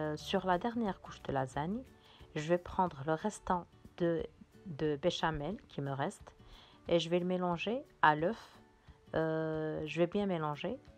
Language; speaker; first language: French; non-native, local second language; Arabic